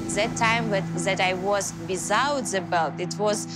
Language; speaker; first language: English; non-native, fluent; Russian